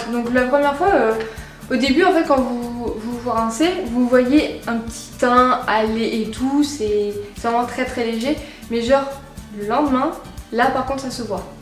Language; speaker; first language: French; native; French